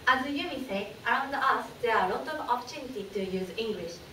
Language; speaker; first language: English; non-native, learner; Japanese